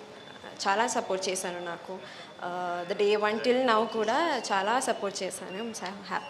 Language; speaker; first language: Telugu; non-native, learner; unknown